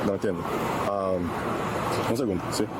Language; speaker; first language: Spanish; non-native, learner; English